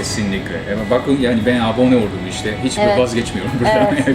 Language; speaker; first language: Turkish; non-native, fluent; Japanese